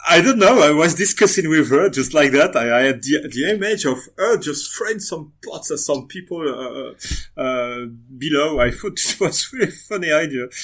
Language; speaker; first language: English; non-native, fluent; French